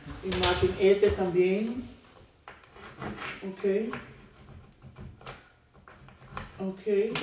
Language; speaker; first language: Spanish; non-native, learner; English